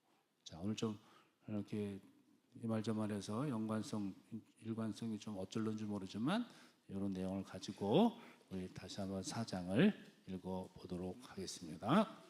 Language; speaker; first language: Korean; native; Korean